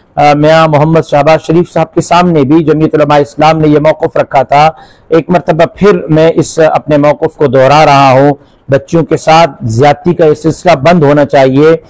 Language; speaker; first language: Urdu; non-native, local second language; Sindhi